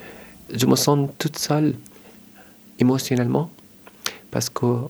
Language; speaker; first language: French; non-native, learner; Arabic